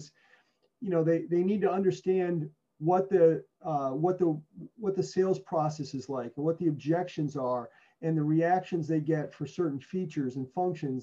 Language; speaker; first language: English; native; English